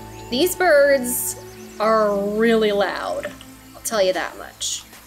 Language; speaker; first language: English; native; English